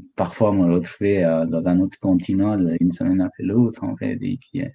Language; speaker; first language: French; non-native, fluent; Nepali